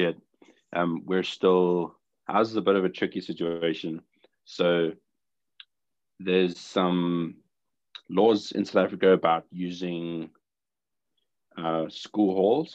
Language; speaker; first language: English; native; English